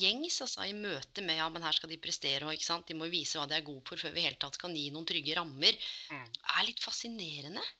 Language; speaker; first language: Norwegian; native; Norwegian